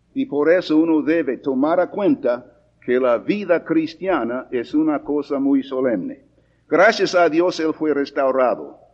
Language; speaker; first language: Spanish; non-native, fluent; English